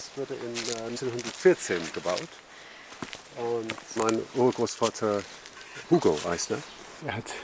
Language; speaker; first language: German; non-native, learner; English